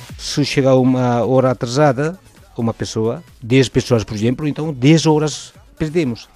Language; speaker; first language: Portuguese; non-native, fluent; Korean